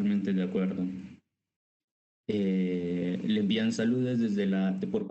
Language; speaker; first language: Spanish; native; Spanish